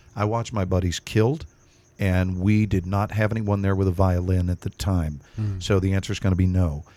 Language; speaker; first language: English; native; English